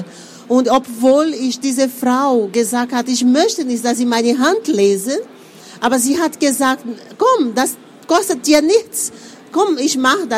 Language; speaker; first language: German; non-native, fluent; Portuguese